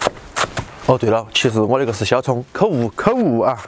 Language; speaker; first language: Chinese; native; Chinese